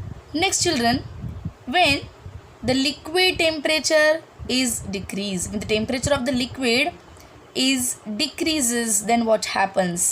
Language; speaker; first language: English; non-native, local second language; Hindi